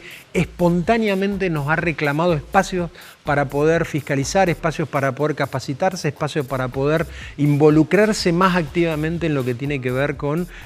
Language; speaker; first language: Spanish; native; Spanish